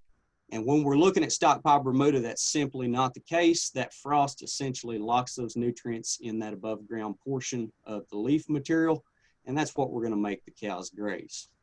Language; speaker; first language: English; native; English